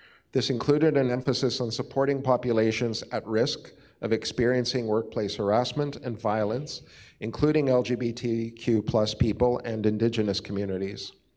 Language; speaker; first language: English; native; English